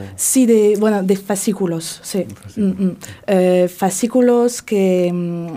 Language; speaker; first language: Spanish; non-native, fluent; French